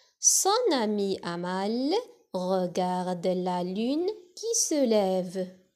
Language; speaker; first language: French; non-native, local second language; Arabic